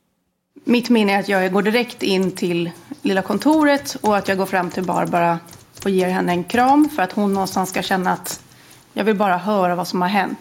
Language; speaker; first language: Swedish; native; Swedish